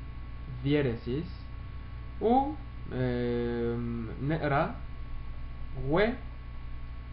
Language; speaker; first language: Arabic; early bilingual, heritage; Arabic